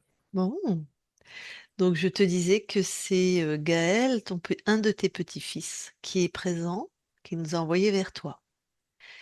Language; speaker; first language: French; native; French